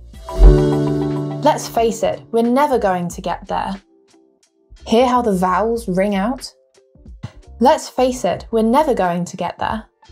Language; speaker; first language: English; native; English